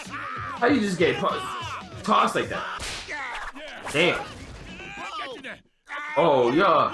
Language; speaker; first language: English; native; English